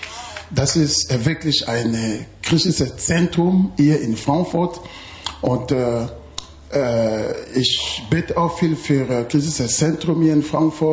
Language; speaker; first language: German; non-native, fluent; Romanian